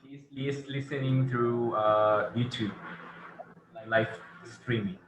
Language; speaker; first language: English; non-native, fluent; Thai